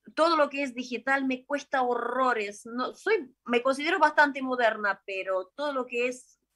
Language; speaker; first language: Spanish; non-native, fluent; Ukrainian